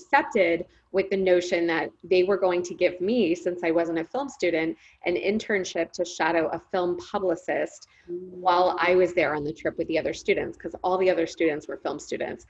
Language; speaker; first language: English; native; English